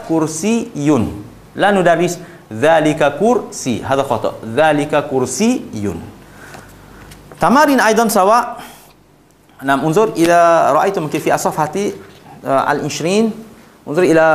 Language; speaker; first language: Arabic; non-native, fluent; Malay